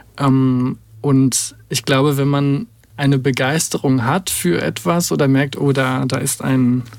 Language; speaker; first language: German; native; German